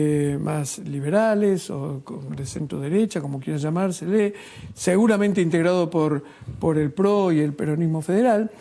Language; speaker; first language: Spanish; native; Spanish